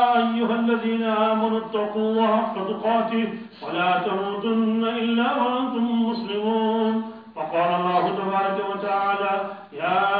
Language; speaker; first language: Arabic; non-native, fluent; Urdu